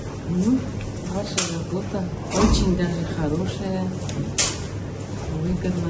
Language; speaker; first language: Russian; non-native, fluent; Tajik